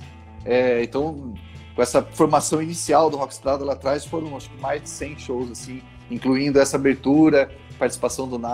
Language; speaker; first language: Portuguese; native; Portuguese